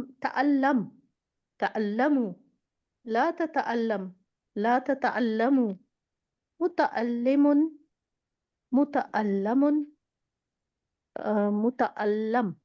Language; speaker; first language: Arabic; non-native, learner; Urdu